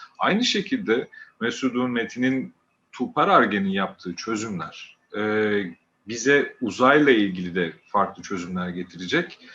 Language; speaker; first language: Turkish; native; Turkish